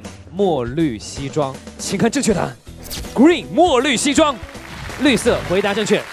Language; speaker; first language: Chinese; native; Chinese